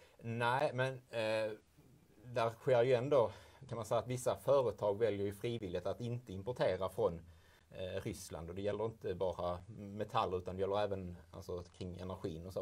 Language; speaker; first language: Swedish; native; Swedish